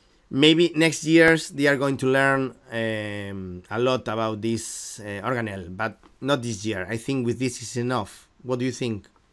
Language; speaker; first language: English; non-native, fluent; Galician